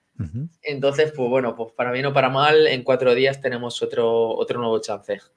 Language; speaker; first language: Spanish; native; Spanish